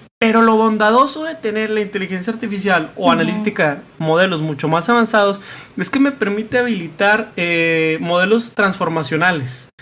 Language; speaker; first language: Spanish; native; Spanish